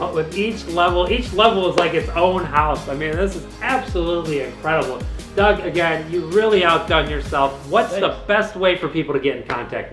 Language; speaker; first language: English; native; English